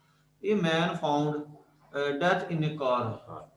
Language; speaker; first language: English; non-native, learner; Urdu